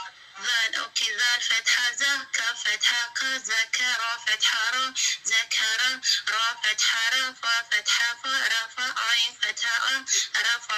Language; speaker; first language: Arabic; non-native, learner; Amharic